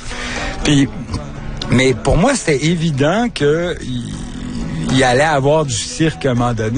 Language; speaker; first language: French; native; French